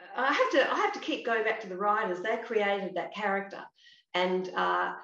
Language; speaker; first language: English; native; English